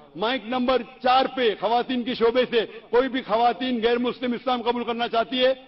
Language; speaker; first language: Hindi; non-native, local second language; Konkani